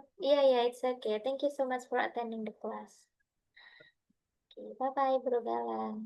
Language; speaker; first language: English; non-native, fluent; Indonesian